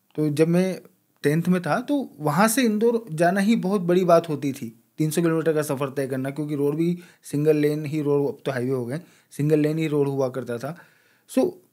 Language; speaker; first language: Hindi; native; Hindi